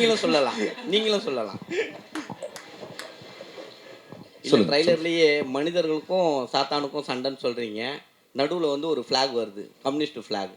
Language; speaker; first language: Tamil; native; Tamil